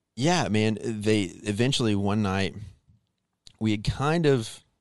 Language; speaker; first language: English; native; English